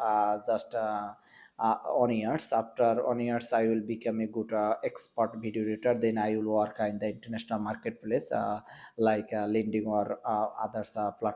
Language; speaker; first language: English; non-native, learner; Bangla